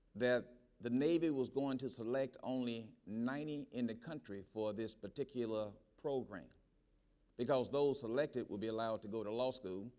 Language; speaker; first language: English; native; English